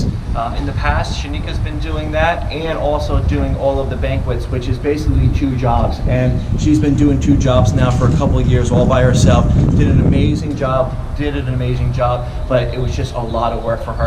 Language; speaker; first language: English; native; English